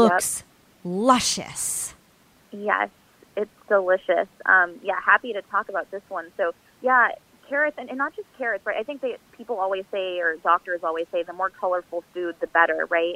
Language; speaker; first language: English; native; English